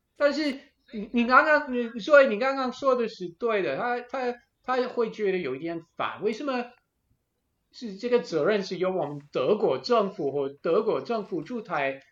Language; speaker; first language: Chinese; non-native, fluent; English